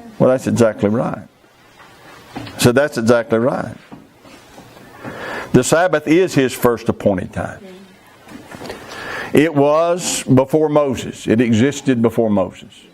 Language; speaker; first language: English; native; English